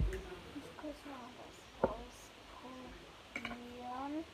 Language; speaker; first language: German; early bilingual, heritage; German